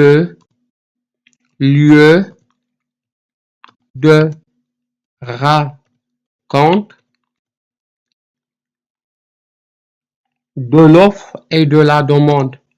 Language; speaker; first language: French; non-native, fluent; Arabic